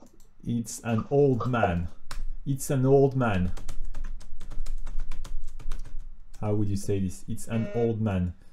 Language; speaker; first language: English; non-native, fluent; French